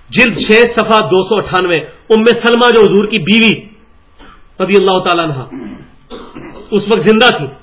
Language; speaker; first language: Urdu; non-native, local second language; Punjabi